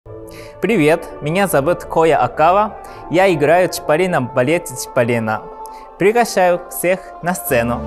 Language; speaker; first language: Russian; non-native, learner; Japanese